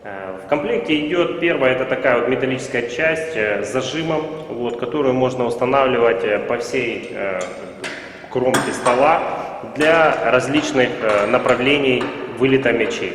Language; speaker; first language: Russian; native; Russian